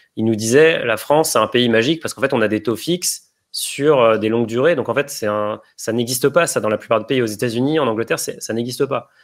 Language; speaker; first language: French; native; French